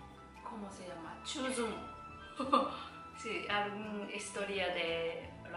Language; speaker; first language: Spanish; non-native, learner; Japanese